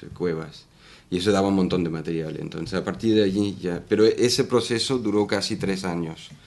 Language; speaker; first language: Spanish; non-native, fluent; Danish